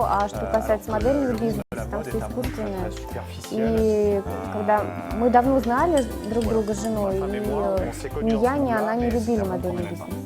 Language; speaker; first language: Russian; native; Russian